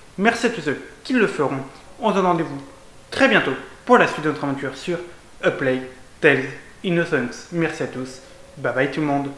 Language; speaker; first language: French; native; French